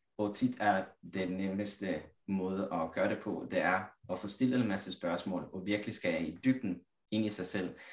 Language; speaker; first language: Danish; non-native, fluent; Italian